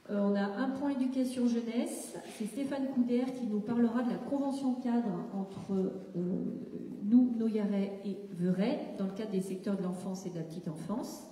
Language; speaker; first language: French; native; French